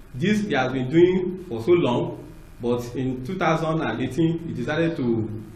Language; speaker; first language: English; non-native, local second language; Yoruba